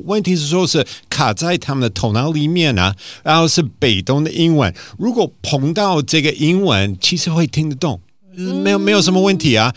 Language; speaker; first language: Chinese; non-native, fluent; English